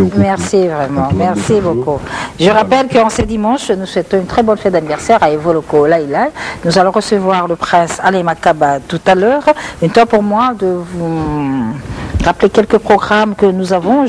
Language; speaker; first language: French; non-native, local second language; Lingala